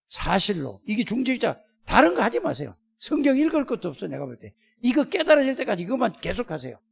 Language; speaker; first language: Korean; native; Korean